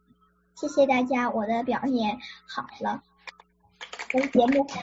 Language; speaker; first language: Chinese; early bilingual, heritage; Chinese